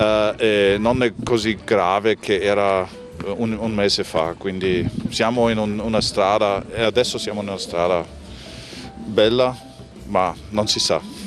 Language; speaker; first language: Italian; non-native, fluent; German